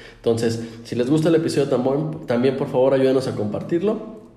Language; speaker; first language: Spanish; native; Spanish